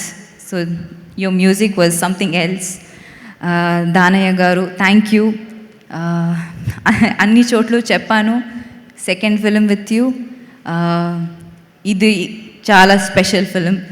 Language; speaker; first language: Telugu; non-native, learner; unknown